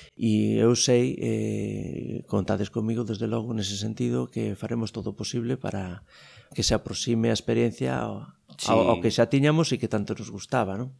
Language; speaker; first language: Galician; native; Galician